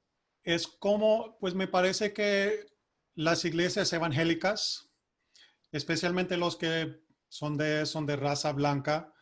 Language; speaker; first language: Spanish; non-native, fluent; English